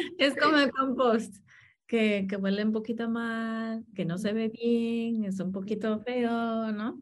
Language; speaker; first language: Spanish; non-native, fluent; English